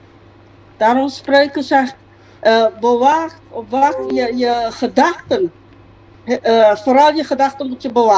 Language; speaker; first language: Dutch; non-native, local second language; Papiamento